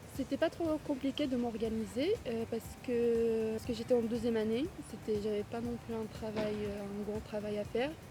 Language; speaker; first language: French; non-native, fluent; Arabic